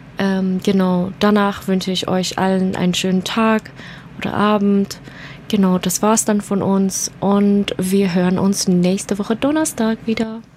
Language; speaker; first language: German; native; German